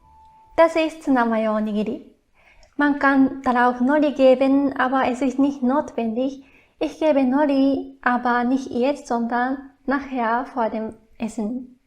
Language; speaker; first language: German; non-native, fluent; Japanese